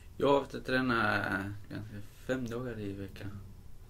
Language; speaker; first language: Swedish; non-native, learner; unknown